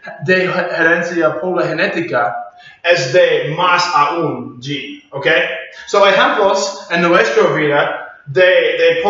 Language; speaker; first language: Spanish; non-native, learner; English